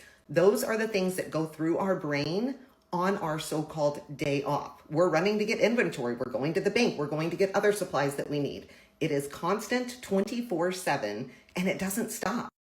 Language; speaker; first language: English; native; English